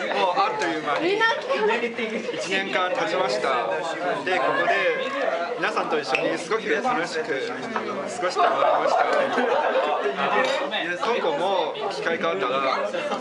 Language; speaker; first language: Japanese; non-native, fluent; Chinese